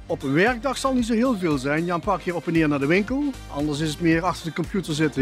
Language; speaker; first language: Dutch; native; Dutch